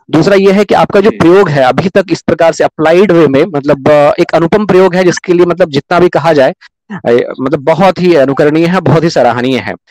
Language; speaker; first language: Hindi; native; Hindi